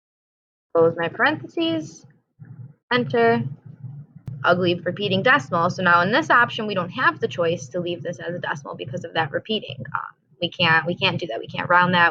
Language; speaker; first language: English; native; English